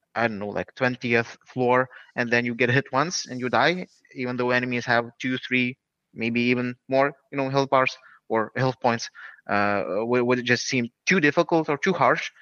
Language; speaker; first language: English; non-native, fluent; Lithuanian